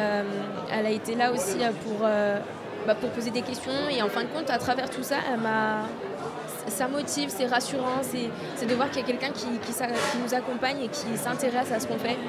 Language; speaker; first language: French; native; French